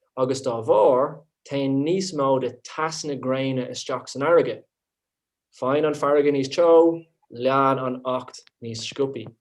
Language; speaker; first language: Irish; non-native, local second language; English